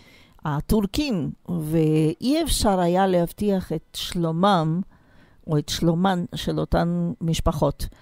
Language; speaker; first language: Hebrew; non-native, fluent; Portuguese